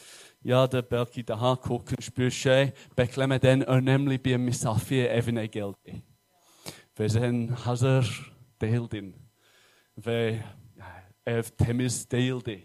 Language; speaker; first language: Turkish; non-native, fluent; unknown